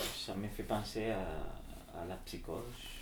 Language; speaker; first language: French; non-native, fluent; Spanish